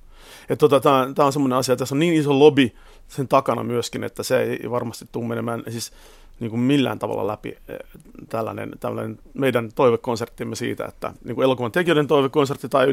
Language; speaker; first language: Finnish; native; Finnish